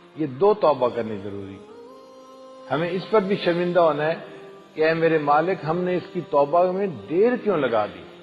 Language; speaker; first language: Urdu; non-native, local second language; Punjabi